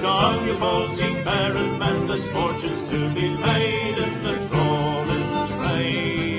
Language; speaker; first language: English; native; English